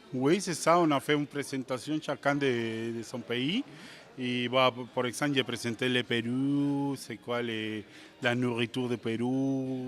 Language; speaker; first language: French; non-native, fluent; Spanish